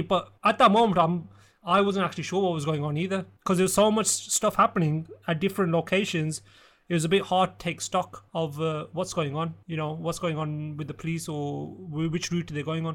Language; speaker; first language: English; early bilingual, other home language; Punjabi